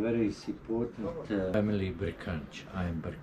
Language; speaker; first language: English; non-native, learner; Bosnian